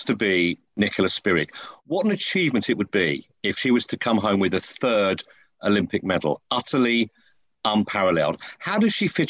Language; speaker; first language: English; native; English